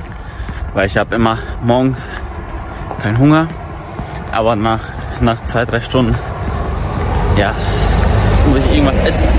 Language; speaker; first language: German; early bilingual, other home language; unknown